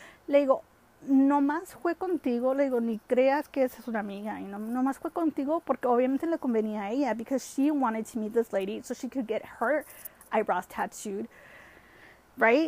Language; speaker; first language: Spanish; early bilingual, heritage; Spanish